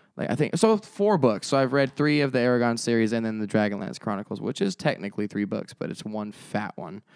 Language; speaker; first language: English; native; English